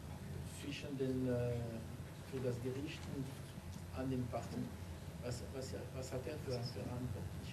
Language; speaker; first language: German; non-native, learner; French